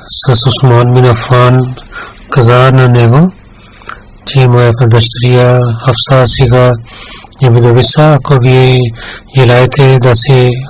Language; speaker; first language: Bulgarian; non-native, learner; Urdu